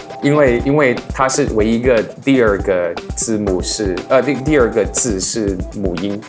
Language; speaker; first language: Chinese; non-native, fluent; English